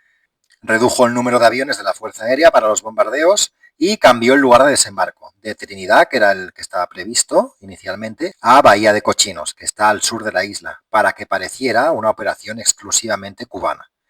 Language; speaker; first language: Spanish; native; Spanish